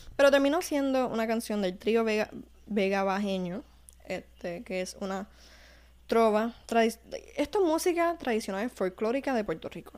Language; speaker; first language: Spanish; early bilingual, heritage; Spanish